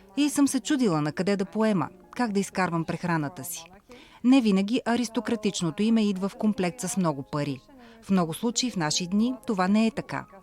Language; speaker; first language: Bulgarian; early bilingual, heritage; Bulgarian